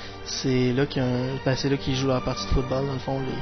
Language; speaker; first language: French; native; French